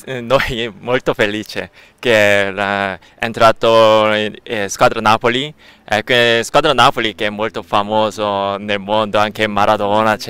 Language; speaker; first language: Italian; non-native, learner; Korean